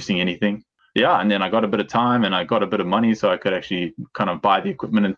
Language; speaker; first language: English; native; English